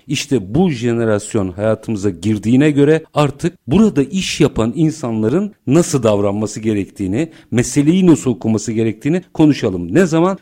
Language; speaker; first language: Turkish; native; Turkish